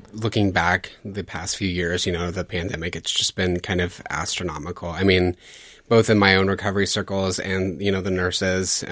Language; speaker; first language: English; native; English